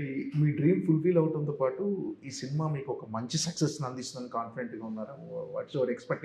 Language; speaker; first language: Telugu; native; Telugu